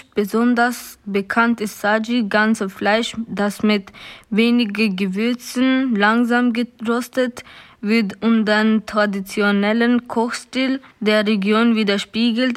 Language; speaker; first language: German; non-native, learner; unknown